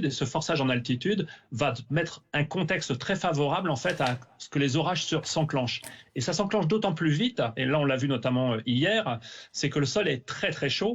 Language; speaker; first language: French; native; French